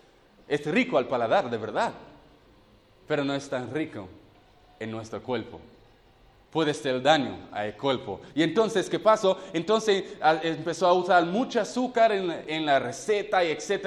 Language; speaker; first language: Spanish; non-native, fluent; English